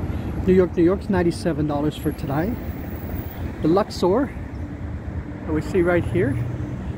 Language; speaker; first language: English; native; English